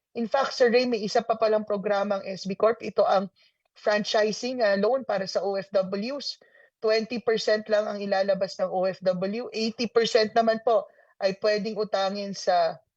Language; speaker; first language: Filipino; native; Filipino